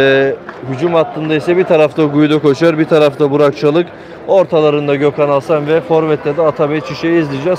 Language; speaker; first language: Turkish; native; Turkish